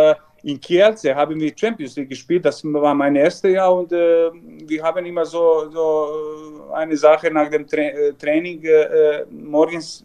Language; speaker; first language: German; non-native, learner; Serbian